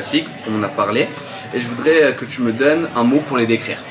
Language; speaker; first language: French; native; French